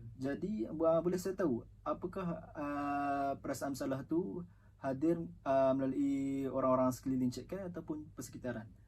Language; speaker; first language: Malay; native; Malay